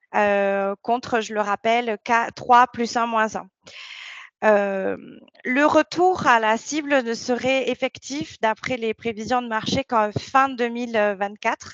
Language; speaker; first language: French; native; French